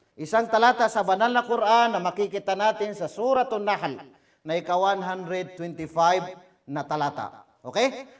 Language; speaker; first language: Filipino; non-native, local second language; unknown